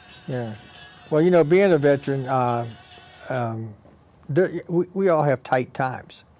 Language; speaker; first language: English; native; English